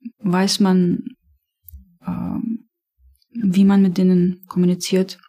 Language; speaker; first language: German; non-native, fluent; Arabic